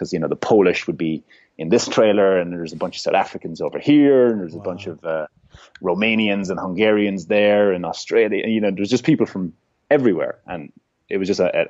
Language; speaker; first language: English; native; English